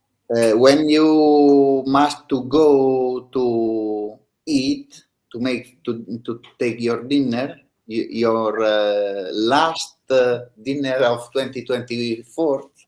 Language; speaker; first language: English; non-native, learner; Italian